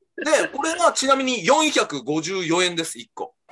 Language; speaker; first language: Japanese; native; Japanese